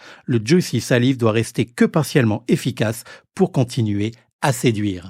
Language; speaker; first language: French; native; French